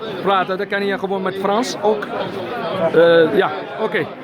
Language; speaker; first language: Dutch; early bilingual, other home language; Arabic